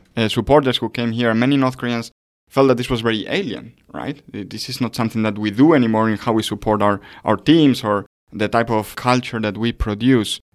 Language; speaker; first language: English; non-native, fluent; Spanish